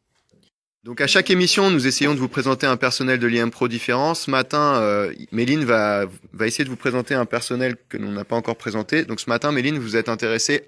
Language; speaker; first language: French; native; French